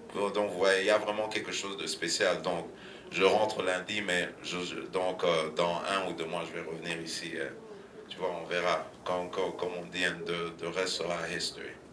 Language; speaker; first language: French; non-native, local second language; Lingala